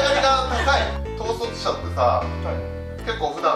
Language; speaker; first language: Japanese; native; Japanese